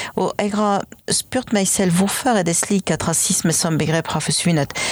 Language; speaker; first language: Norwegian; non-native, fluent; French